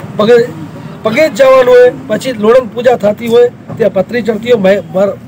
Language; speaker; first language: Gujarati; non-native, local second language; Kachhi